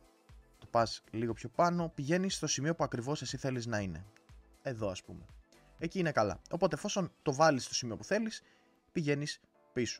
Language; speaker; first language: Greek; native; Greek